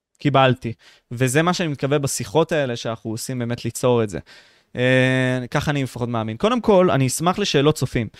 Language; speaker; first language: Hebrew; native; Hebrew